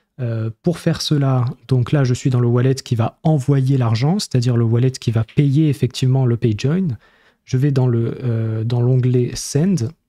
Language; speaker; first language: French; native; French